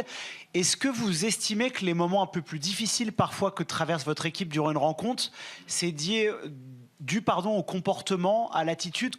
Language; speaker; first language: French; native; French